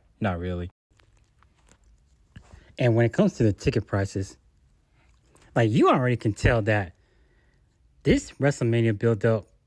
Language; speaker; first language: English; native; English